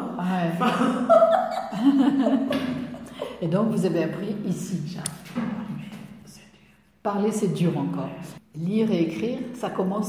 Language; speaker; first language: French; native; French